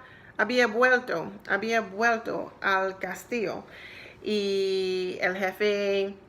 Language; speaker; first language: Spanish; non-native, learner; English